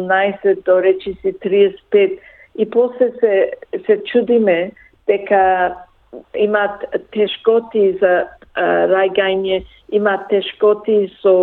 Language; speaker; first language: Macedonian; early bilingual, heritage; Macedonian